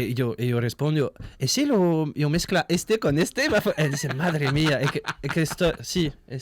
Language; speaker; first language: Spanish; non-native, learner; French